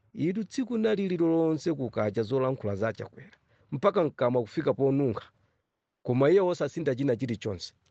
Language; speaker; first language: Nyanja; non-native, local second language; Yao